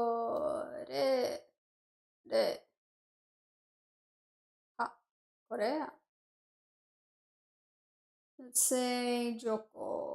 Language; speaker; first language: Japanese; non-native, learner; English